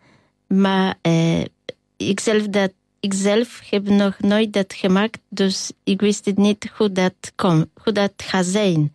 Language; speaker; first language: Dutch; non-native, learner; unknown